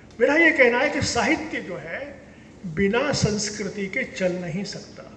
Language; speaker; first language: Hindi; native; Hindi